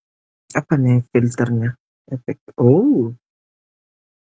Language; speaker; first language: Indonesian; non-native, learner; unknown